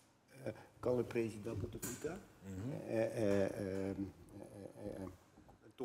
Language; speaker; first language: French; non-native, learner; Dutch